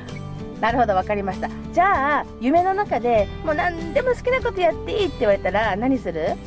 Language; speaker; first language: Japanese; native; Japanese